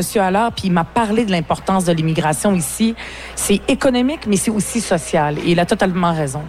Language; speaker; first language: French; early bilingual, other home language; Arabic